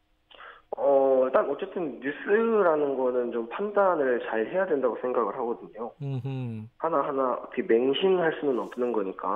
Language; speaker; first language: Korean; native; Korean